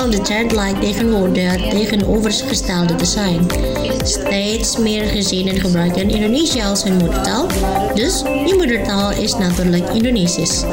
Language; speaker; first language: Dutch; non-native, fluent; Indonesian